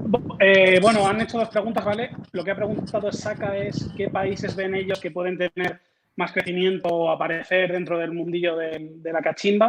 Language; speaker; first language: Spanish; native; Spanish